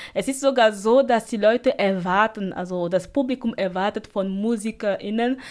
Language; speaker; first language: German; non-native, fluent; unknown